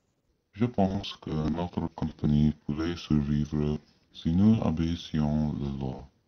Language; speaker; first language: French; non-native, learner; English